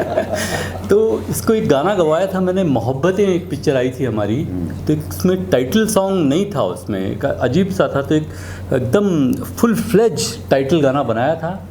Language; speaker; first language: Hindi; native; Hindi